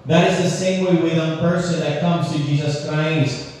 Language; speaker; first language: English; non-native, local second language; Filipino